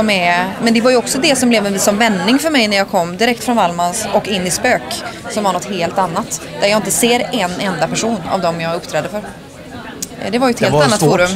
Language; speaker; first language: Swedish; native; Swedish